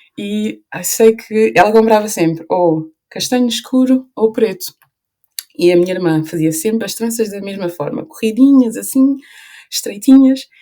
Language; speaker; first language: Portuguese; early bilingual, other home language; Upper Guinea Crioulo